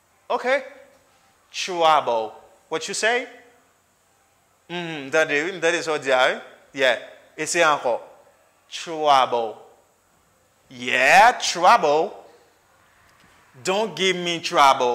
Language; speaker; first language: English; non-native, fluent; Haitian Creole